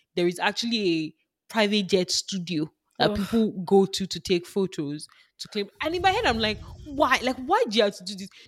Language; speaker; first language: English; non-native, local second language; Yoruba